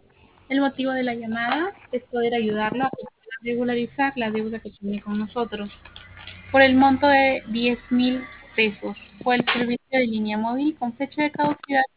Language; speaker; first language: Spanish; native; Spanish